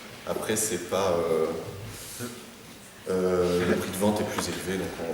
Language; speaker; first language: French; native; French